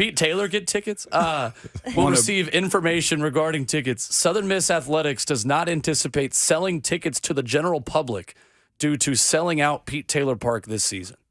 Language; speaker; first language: English; native; English